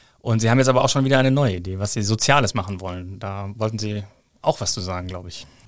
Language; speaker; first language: German; native; German